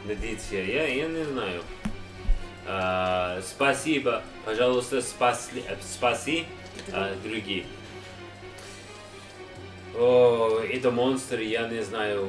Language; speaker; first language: Russian; non-native, learner; English